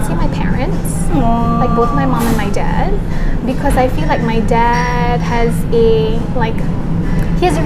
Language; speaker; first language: English; non-native, local second language; Malay